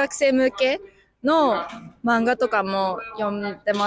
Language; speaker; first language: Japanese; non-native, fluent; Korean